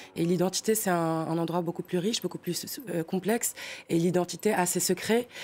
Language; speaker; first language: French; non-native, local second language; Arabic